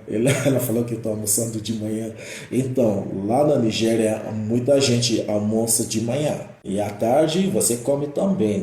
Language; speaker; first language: Portuguese; non-native, fluent; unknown